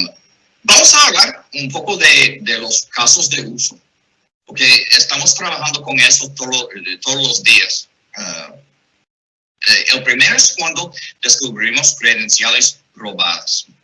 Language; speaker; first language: Spanish; non-native, fluent; English